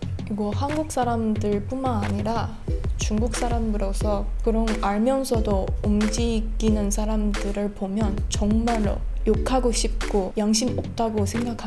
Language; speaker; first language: Korean; non-native, learner; Chinese